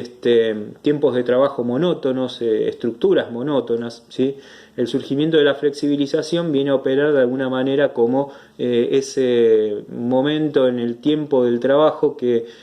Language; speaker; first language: Spanish; native; Spanish